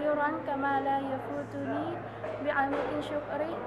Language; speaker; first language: Arabic; non-native, learner; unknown